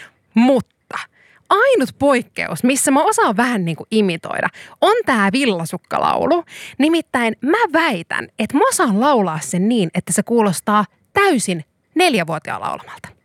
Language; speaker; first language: Finnish; native; Finnish